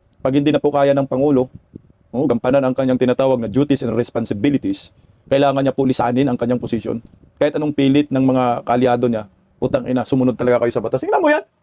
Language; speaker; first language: Filipino; non-native, local second language; Cebuano